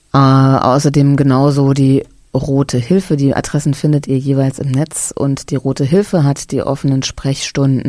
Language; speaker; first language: German; native; German